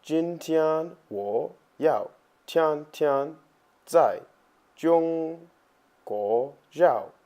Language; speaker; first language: Chinese; non-native, learner; English